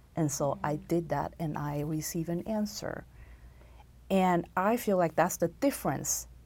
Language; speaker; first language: English; non-native, fluent; Chinese